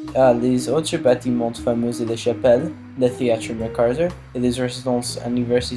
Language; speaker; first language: French; non-native, learner; English